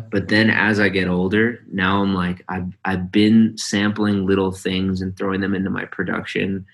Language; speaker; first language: English; early bilingual, other home language; Hindi